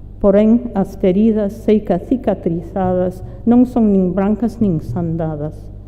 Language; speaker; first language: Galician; non-native, fluent; English